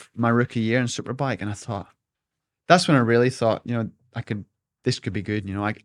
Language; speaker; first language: English; native; English